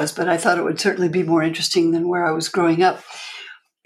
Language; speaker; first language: English; native; English